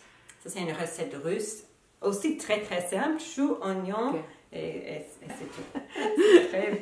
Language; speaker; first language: French; non-native, fluent; English